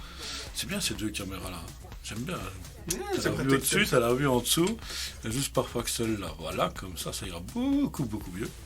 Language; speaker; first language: French; native; French